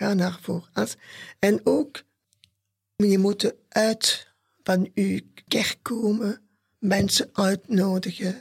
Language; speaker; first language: Dutch; non-native, local second language; French